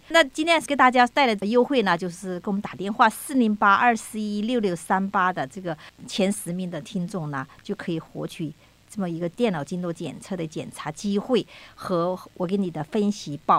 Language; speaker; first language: Chinese; native; Chinese